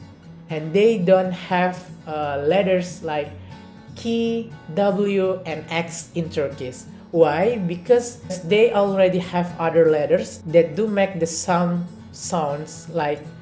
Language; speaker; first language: English; non-native, learner; Indonesian